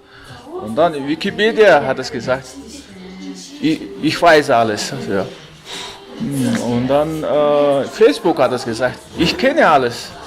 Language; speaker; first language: German; non-native, learner; Mongolian